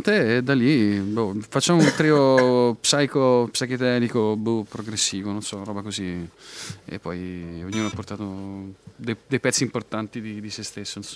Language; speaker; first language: Italian; native; Italian